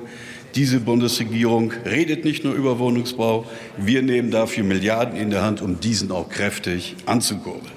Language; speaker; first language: German; native; German